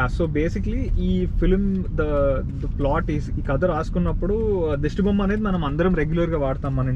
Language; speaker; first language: Telugu; native; Telugu